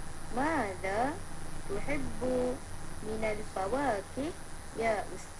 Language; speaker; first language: Arabic; non-native, learner; Malay